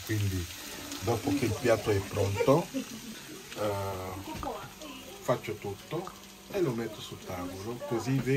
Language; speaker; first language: Italian; non-native, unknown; Wolof